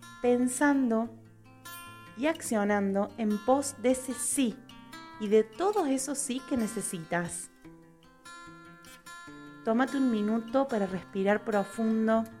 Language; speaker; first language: Spanish; native; Spanish